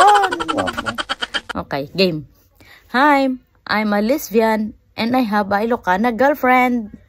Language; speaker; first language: English; non-native, learner; Filipino